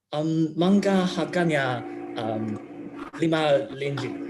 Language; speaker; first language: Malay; non-native, learner; Chinese